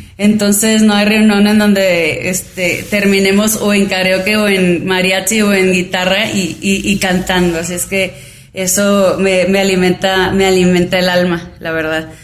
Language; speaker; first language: Spanish; native; Spanish